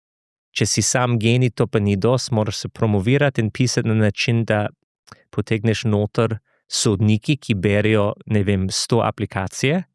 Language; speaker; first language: Slovenian; non-native, fluent; English